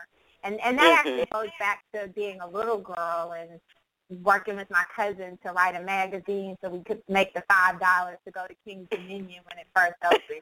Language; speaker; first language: English; native; English